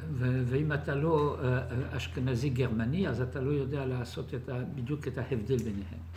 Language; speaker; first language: Hebrew; non-native, fluent; French